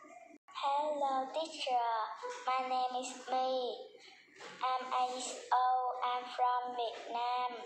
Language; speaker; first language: English; non-native, learner; Vietnamese